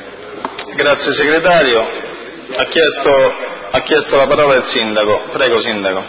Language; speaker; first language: Italian; native; Italian